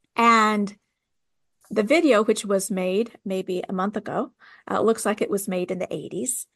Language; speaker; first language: English; native; English